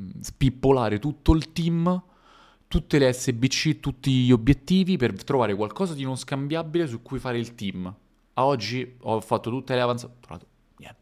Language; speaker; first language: Italian; native; Italian